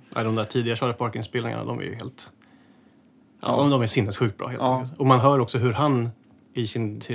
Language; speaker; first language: Swedish; native; Swedish